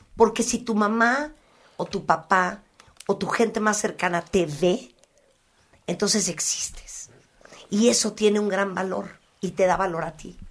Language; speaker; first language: Spanish; native; Spanish